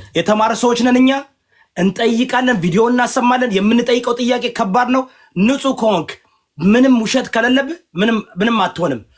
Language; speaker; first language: Amharic; early bilingual, heritage; Amharic